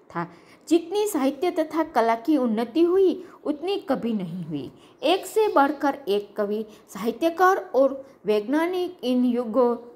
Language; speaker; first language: Hindi; non-native, local second language; Gujarati